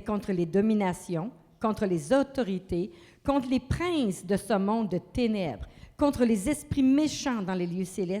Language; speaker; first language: French; native; French